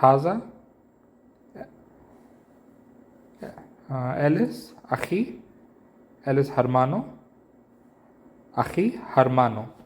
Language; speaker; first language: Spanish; non-native, learner; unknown